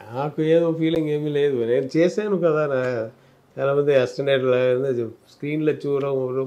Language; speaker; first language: Telugu; non-native, learner; Tamil